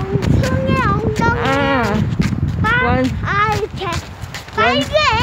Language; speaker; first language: Korean; early bilingual, other home language; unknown